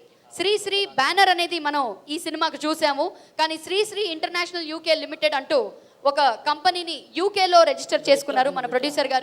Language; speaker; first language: Telugu; native; Telugu